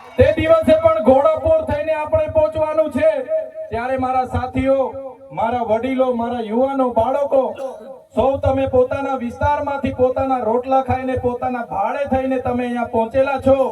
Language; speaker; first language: Gujarati; non-native, local second language; Vasavi